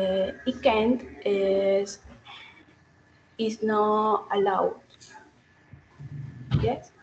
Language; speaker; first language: English; non-native, learner; Spanish